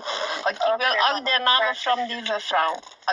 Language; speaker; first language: German; non-native, learner; Dutch